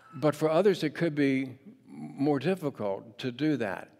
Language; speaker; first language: English; native; English